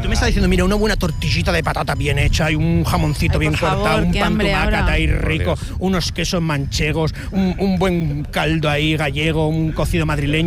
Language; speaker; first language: Spanish; native; Spanish